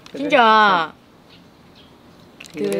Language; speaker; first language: Korean; non-native, learner; Vietnamese